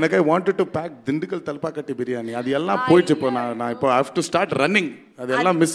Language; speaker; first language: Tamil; non-native, learner; Telugu